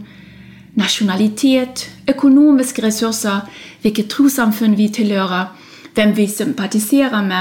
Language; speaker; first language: Norwegian; non-native, fluent; German